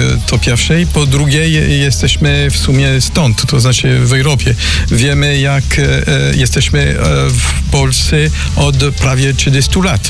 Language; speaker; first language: Polish; non-native, fluent; French